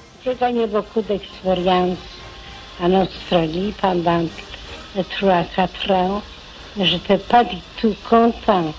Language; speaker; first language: French; non-native, fluent; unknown